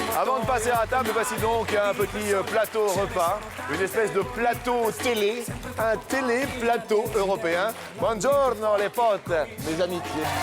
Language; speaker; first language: French; native; French